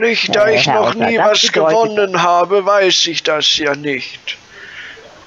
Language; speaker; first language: German; native; German